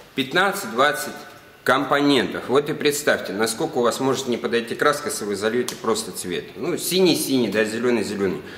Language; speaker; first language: Russian; native; Russian